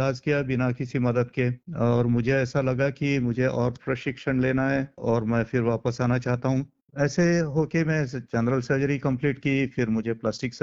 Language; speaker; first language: Hindi; non-native, local second language; Marathi